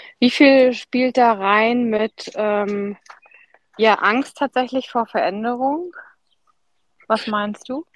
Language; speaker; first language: German; native; German